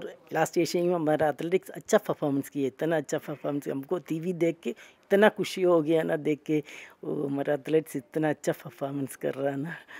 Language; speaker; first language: Hindi; non-native, local second language; Malayalam